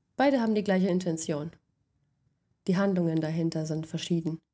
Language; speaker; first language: German; native; German